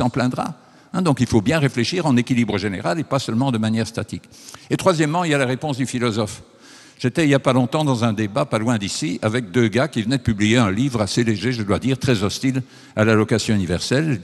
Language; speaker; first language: French; native; French